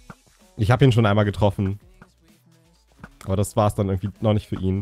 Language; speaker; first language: German; native; German